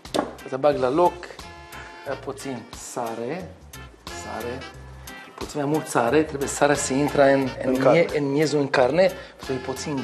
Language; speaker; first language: Romanian; non-native, learner; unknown